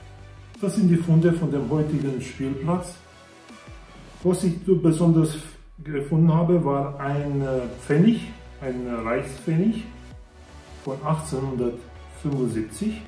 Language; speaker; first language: German; non-native, fluent; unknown